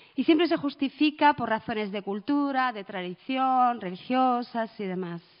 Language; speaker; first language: Spanish; early bilingual, other home language; Arabic